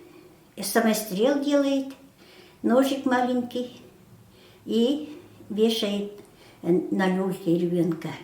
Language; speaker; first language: Russian; non-native, local second language; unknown